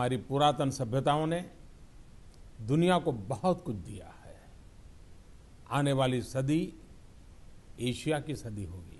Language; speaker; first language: Hindi; non-native, local second language; Gujarati